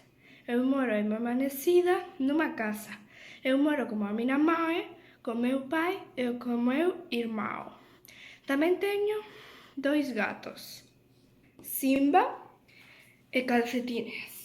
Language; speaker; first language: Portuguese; non-native, learner; Galician